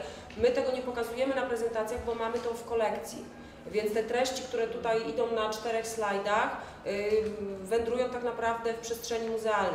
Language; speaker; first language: Polish; native; Polish